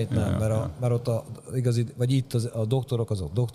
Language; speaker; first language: Hungarian; native; Hungarian